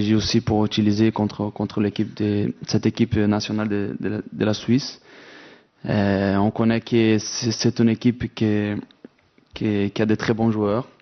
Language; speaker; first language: French; non-native, fluent; Portuguese